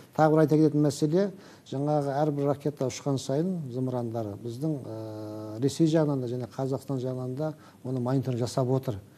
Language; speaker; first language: Kazakh; native; Kazakh